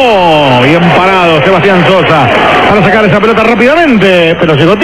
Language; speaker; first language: Spanish; native; Spanish